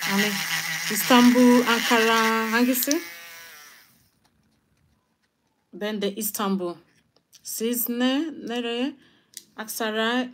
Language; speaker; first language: Turkish; non-native, learner; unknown